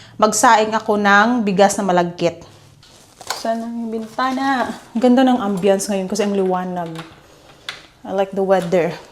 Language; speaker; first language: Filipino; native; Filipino